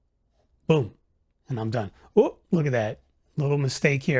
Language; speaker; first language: English; native; English